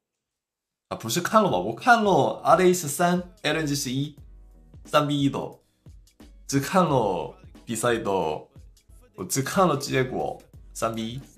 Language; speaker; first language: Chinese; non-native, fluent; Korean